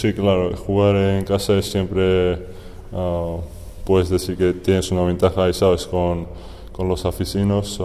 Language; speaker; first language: Spanish; non-native, fluent; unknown